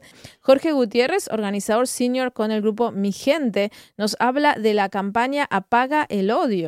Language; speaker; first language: Spanish; native; Spanish